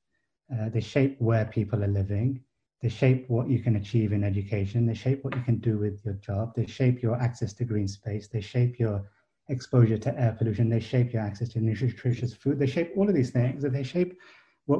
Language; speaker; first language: English; native; English